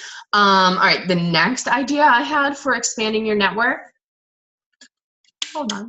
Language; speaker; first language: English; native; English